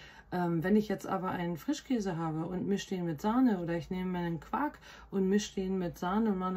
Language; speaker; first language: German; native; German